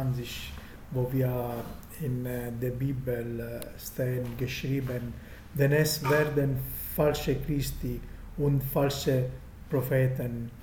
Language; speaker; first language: German; non-native, fluent; Italian